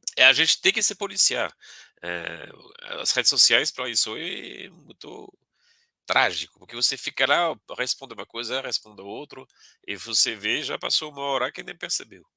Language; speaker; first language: Portuguese; non-native, fluent; French